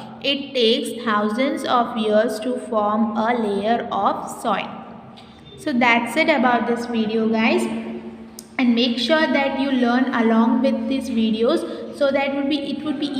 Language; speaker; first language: English; non-native, local second language; Hindi